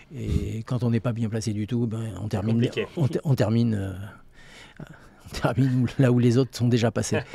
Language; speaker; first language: French; native; French